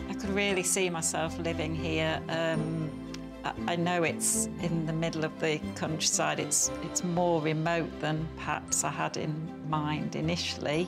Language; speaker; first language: English; native; English